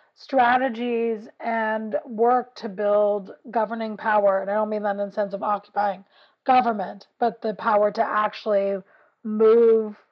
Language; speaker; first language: English; native; English